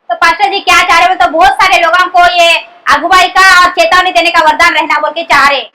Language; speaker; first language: Hindi; non-native, local second language; Marathi